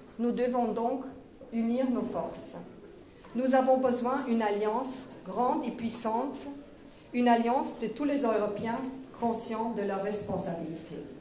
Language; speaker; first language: French; non-native, fluent; German